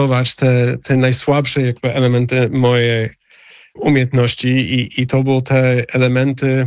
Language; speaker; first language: Polish; non-native, fluent; English